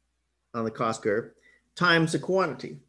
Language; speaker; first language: English; native; English